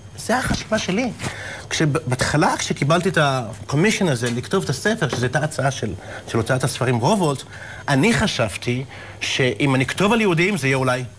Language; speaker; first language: Hebrew; native; Hebrew